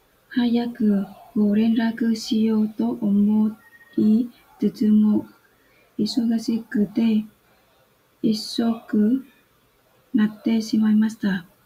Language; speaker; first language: Japanese; non-native, fluent; Vietnamese